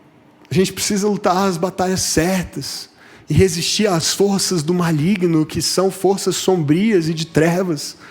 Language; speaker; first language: Portuguese; native; Portuguese